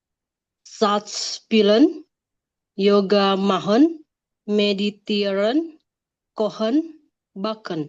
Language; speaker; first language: German; non-native, learner; Indonesian